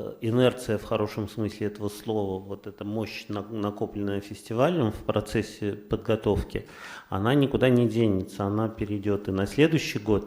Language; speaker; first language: Russian; native; Russian